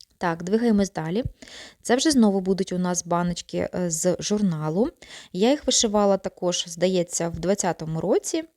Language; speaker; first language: Ukrainian; non-native, local second language; Russian